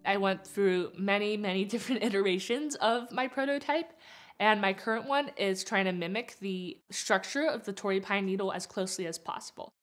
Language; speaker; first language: English; native; English